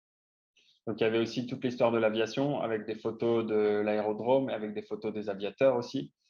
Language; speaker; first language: French; native; French